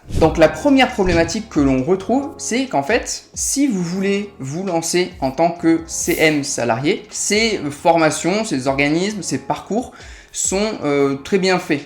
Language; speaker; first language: French; native; French